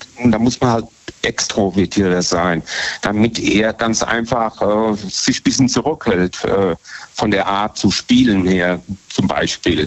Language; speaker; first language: German; native; German